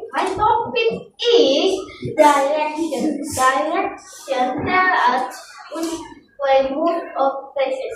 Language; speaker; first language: English; non-native, learner; Indonesian